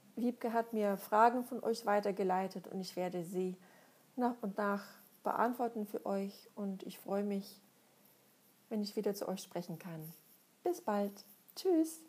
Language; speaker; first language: German; non-native, fluent; Russian